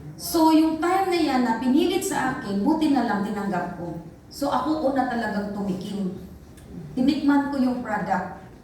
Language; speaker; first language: Filipino; non-native, local second language; Cebuano